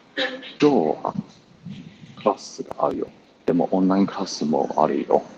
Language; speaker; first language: Japanese; non-native, learner; English